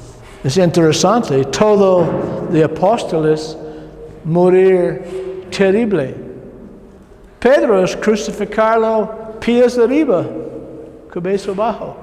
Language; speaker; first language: Spanish; non-native, learner; English